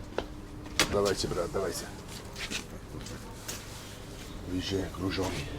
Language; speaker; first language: Russian; non-native, learner; English